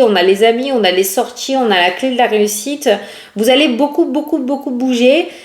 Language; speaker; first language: French; native; French